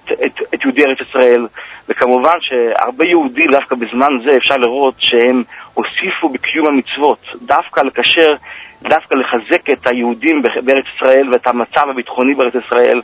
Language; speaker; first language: Hebrew; early bilingual, heritage; Hebrew